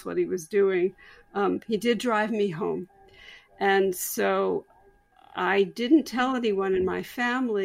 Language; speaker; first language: English; native; English